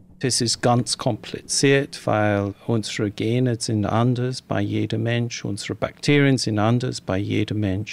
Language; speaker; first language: German; non-native, fluent; English